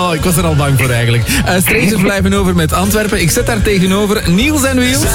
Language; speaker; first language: Dutch; native; Dutch